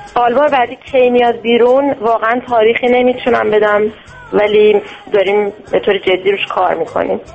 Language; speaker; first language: Persian; early bilingual, heritage; Persian